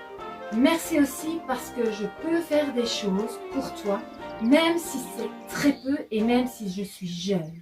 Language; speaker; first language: French; native; French